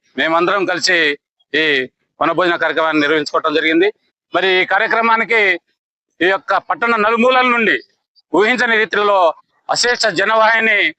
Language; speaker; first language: Telugu; non-native, local second language; Lambadi